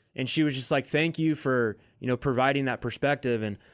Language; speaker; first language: English; native; English